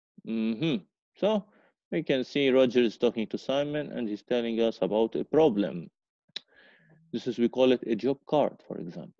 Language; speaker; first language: English; non-native, fluent; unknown